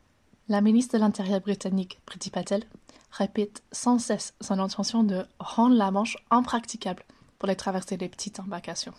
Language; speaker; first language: French; native; French